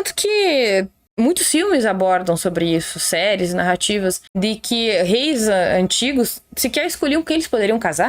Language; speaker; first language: Portuguese; native; Portuguese